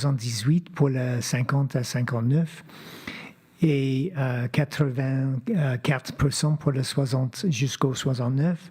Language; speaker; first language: French; non-native, fluent; English